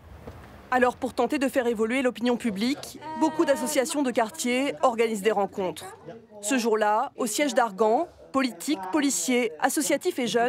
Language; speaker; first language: French; native; French